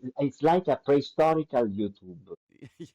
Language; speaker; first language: English; non-native, learner; Italian